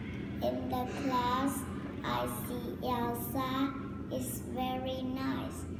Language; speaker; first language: English; non-native, learner; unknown